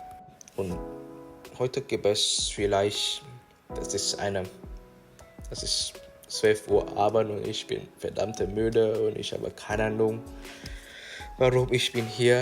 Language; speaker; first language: German; non-native, learner; English